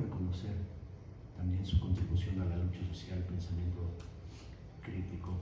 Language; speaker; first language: Spanish; native; Spanish